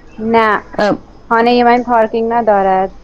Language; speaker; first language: Persian; non-native, learner; Urdu